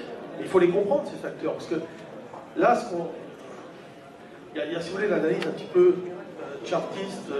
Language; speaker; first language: French; native; French